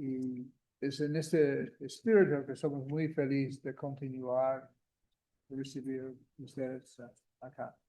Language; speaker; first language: Spanish; non-native, fluent; English